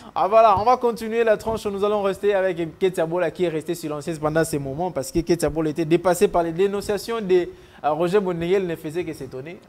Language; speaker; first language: French; native; French